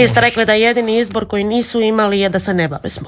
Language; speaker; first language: Serbian; native; Serbian